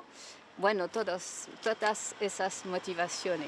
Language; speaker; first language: Spanish; non-native, learner; French